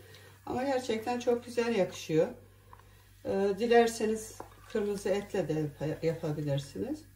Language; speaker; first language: Turkish; native; Turkish